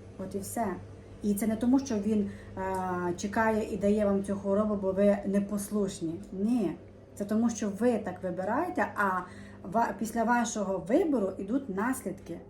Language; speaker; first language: Ukrainian; native; Ukrainian